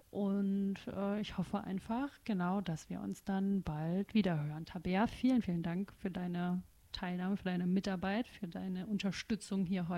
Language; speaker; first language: German; native; German